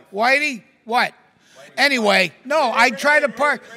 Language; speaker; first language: English; native; English